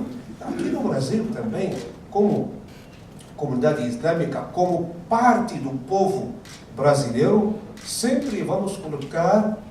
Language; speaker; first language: Portuguese; non-native, fluent; Arabic